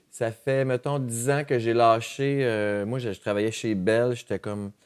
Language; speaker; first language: French; native; French